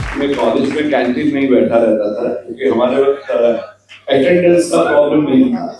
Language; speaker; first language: Hindi; non-native, local second language; Gujarati